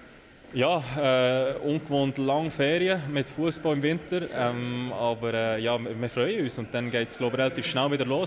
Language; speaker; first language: German; native; German